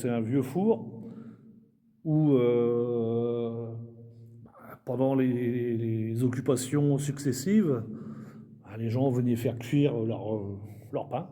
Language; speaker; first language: French; native; French